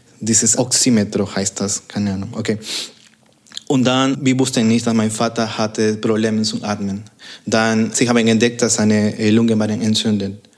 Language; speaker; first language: German; non-native, fluent; Spanish